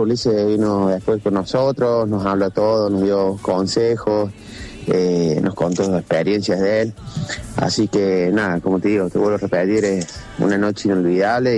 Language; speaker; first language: Spanish; native; Spanish